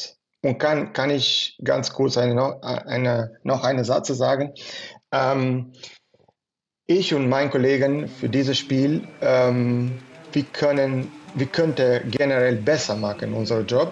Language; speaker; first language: German; non-native, fluent; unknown